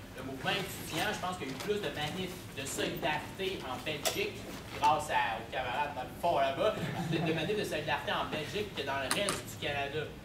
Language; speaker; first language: French; native; French